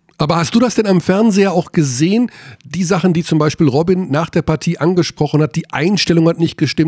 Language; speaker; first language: German; native; German